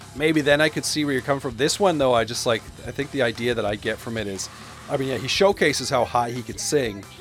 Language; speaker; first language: English; native; English